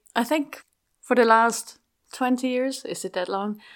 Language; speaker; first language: English; non-native, fluent; Swiss German